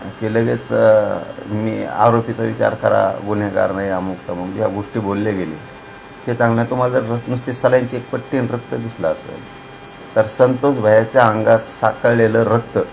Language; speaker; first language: Marathi; native; Marathi